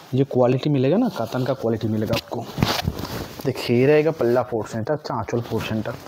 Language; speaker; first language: Hindi; non-native, local second language; Bangla